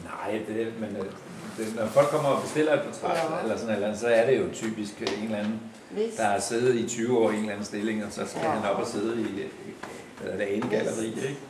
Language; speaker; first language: Danish; native; Danish